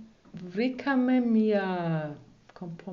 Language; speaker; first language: Greek; non-native, learner; German